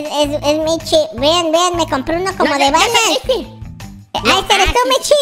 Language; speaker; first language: Spanish; native; Spanish